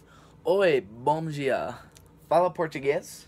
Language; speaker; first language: Portuguese; non-native, learner; English